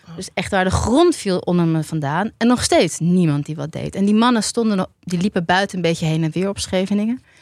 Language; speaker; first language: Dutch; native; Dutch